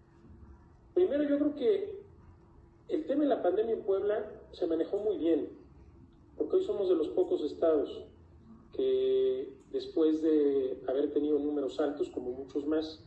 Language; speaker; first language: Spanish; native; Spanish